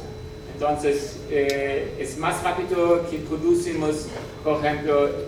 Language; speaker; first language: Spanish; non-native, learner; German